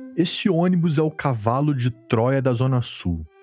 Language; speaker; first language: Portuguese; native; Portuguese